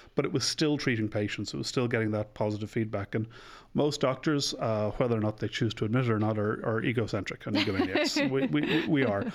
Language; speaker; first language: English; native; English